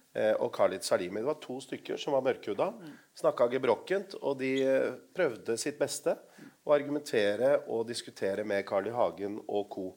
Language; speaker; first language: Norwegian; non-native, local second language; Urdu